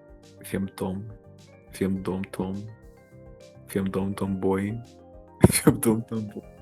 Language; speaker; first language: Russian; early bilingual, heritage; Russian